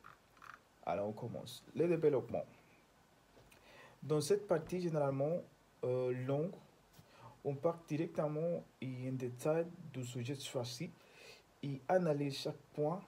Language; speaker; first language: French; non-native, learner; Spanish